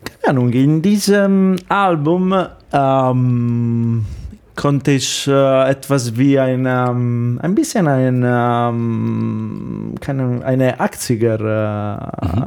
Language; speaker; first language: German; non-native, learner; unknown